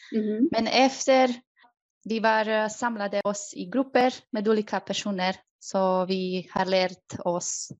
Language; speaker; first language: Swedish; non-native, fluent; Croatian